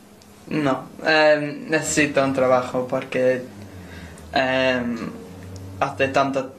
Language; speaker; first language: Spanish; non-native, learner; English